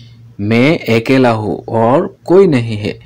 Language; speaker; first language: Hindi; non-native, fluent; Bangla